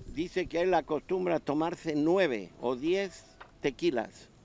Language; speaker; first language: Spanish; native; Spanish